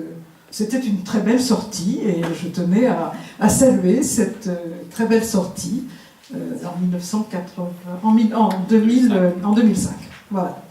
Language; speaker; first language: French; native; French